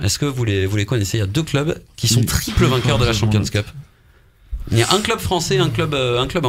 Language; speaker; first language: French; native; French